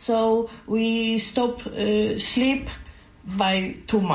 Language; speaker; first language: English; non-native, learner; Polish